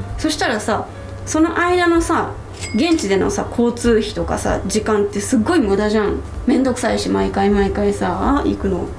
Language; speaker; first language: Japanese; native; Japanese